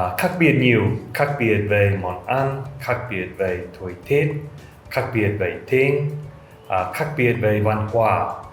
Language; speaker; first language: Vietnamese; non-native, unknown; English